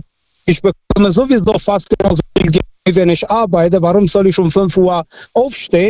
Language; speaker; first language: German; non-native, fluent; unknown